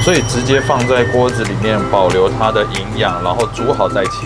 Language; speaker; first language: Chinese; native; Chinese